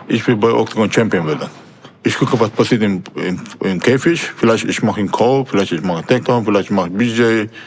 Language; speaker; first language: German; non-native, learner; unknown